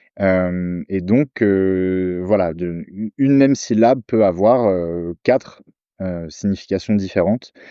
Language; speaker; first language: French; native; French